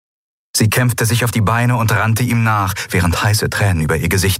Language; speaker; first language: German; native; German